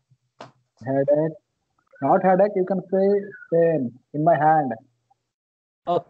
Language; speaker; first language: English; non-native, learner; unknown